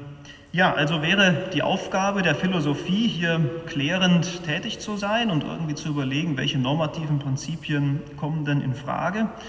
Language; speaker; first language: German; native; German